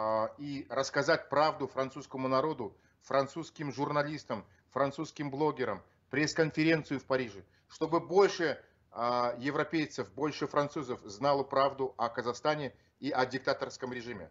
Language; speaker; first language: Russian; non-native, fluent; French